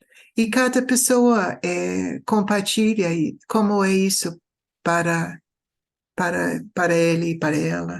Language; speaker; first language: Portuguese; non-native, fluent; English